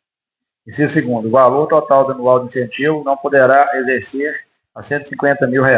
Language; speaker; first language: Portuguese; native; Portuguese